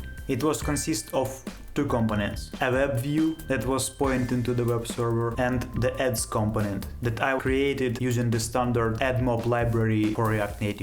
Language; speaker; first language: English; non-native, fluent; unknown